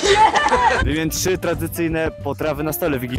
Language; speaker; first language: Polish; native; Polish